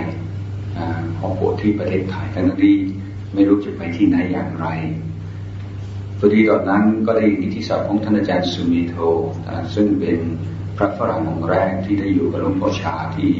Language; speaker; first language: Thai; non-native, fluent; English